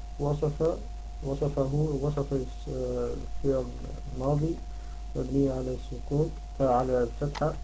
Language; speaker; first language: Arabic; non-native, learner; Dutch